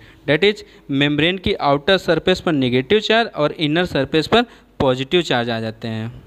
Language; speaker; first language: Hindi; native; Hindi